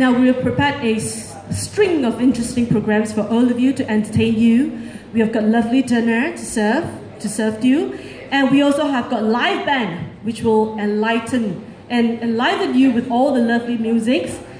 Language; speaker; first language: English; non-native, local second language; Chinese